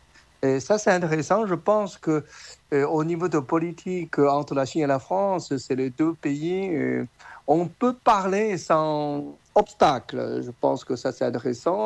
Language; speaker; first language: French; non-native, learner; Chinese